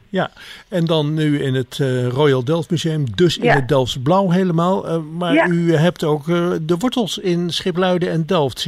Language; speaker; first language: Dutch; native; Dutch